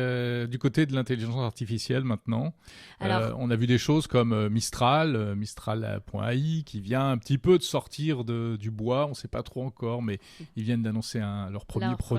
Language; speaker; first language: French; native; French